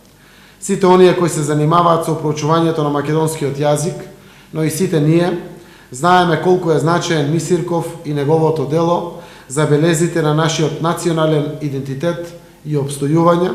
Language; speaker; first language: Macedonian; native; Macedonian